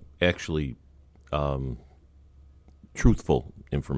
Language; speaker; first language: English; native; English